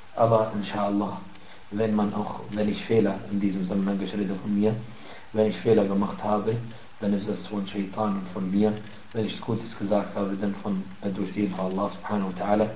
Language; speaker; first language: German; non-native, fluent; Arabic